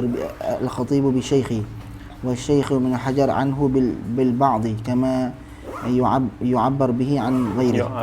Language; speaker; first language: Arabic; non-native, fluent; Malay